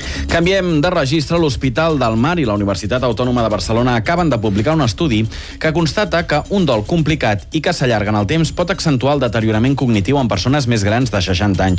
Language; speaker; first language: Catalan; native; Catalan